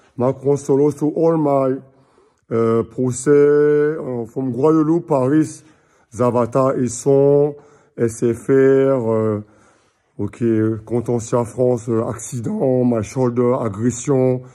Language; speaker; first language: English; non-native, learner; French